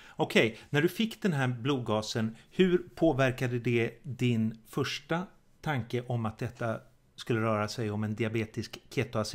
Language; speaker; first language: Swedish; native; Swedish